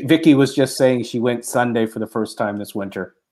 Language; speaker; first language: English; native; English